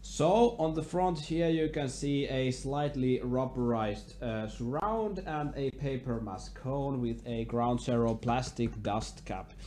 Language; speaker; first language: English; non-native, learner; Finnish